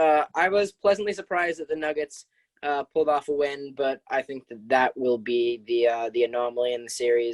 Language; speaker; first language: English; native; English